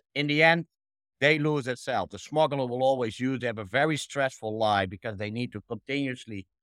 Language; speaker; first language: English; non-native, fluent; Dutch